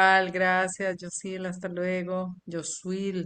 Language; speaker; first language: Spanish; native; Spanish